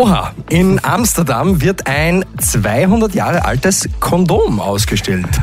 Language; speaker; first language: German; native; German